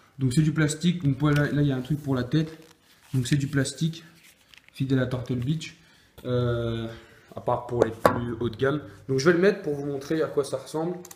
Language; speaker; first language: French; native; French